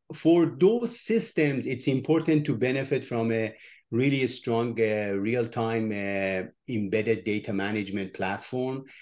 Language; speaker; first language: English; non-native, fluent; Persian